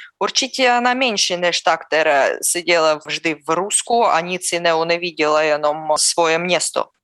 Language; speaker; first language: Czech; non-native, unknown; Russian